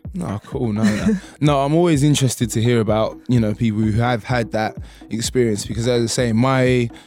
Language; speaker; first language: English; early bilingual, other home language; Akan